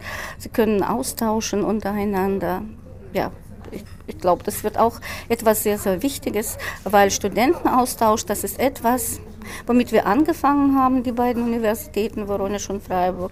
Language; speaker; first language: German; non-native, fluent; Russian